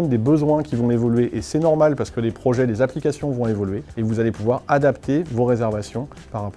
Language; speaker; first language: French; native; French